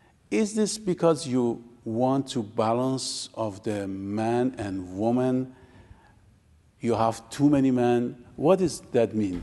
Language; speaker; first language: English; non-native, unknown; Persian